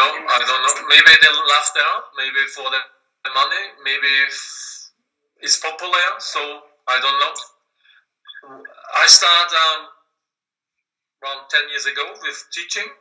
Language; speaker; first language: English; non-native, learner; German